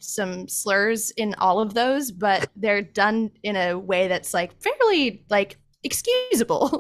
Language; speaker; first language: English; native; English